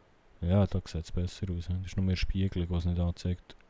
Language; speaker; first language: German; native; German